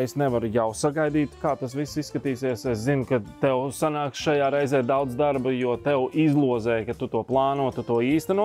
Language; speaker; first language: Latvian; native; Latvian